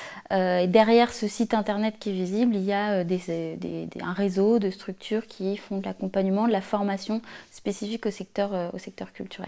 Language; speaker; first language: French; native; French